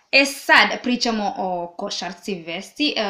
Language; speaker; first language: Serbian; non-native, learner; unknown